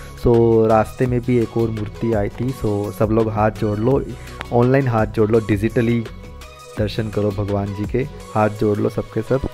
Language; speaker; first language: Hindi; native; Hindi